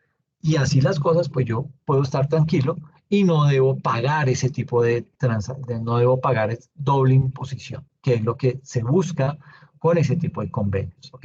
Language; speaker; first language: Spanish; native; Spanish